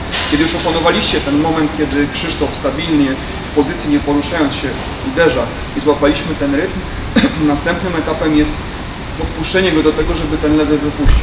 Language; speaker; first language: Polish; native; Polish